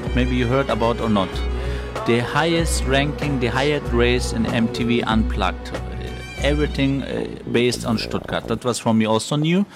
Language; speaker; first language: English; non-native, fluent; Turkish